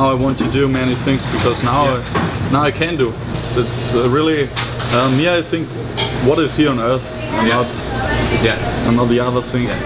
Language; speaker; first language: English; non-native, learner; German